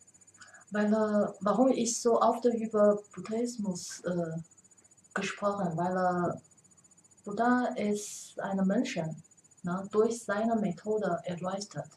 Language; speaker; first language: German; non-native, learner; Chinese